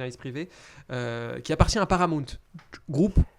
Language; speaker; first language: French; native; French